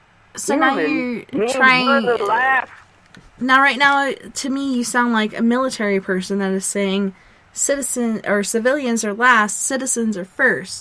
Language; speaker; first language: English; native; English